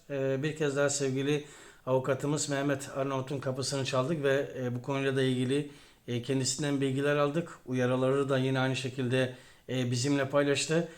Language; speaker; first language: Turkish; native; Turkish